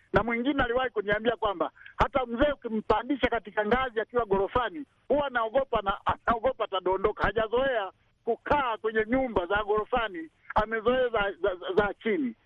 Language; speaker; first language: Swahili; native; Swahili